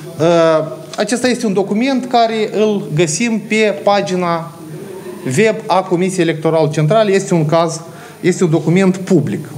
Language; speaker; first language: Romanian; native; Romanian